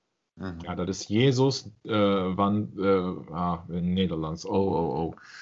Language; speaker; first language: Dutch; non-native, learner; German